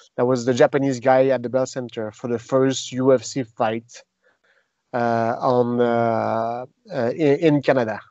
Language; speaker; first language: English; non-native, fluent; French